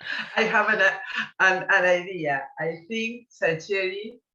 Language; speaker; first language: English; non-native, learner; Spanish